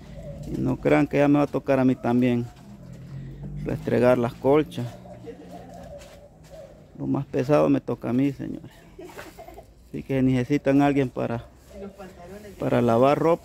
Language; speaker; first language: Spanish; native; Spanish